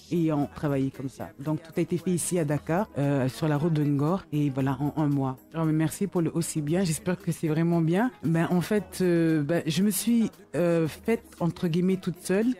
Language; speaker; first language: French; early bilingual, other home language; Lingala